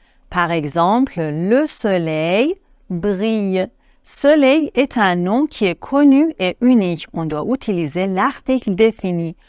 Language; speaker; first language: French; non-native, fluent; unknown